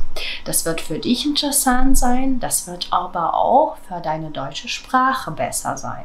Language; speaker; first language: German; non-native, fluent; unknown